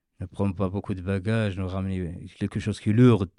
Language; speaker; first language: French; non-native, learner; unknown